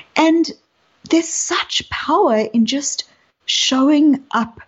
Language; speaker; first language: English; native; English